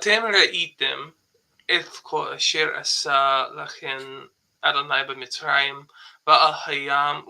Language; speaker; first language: Hebrew; non-native, fluent; English